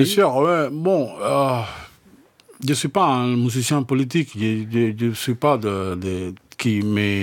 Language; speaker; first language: French; non-native, learner; Spanish